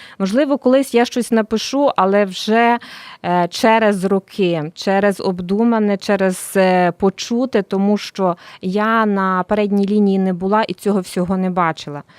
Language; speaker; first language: Ukrainian; native; Ukrainian